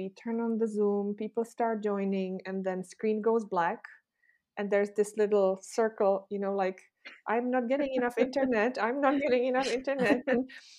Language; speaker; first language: English; non-native, fluent; Czech